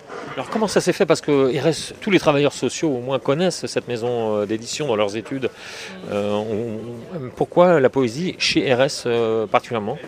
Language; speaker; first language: French; native; French